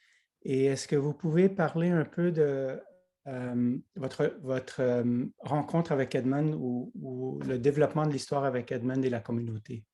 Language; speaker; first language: French; non-native, fluent; English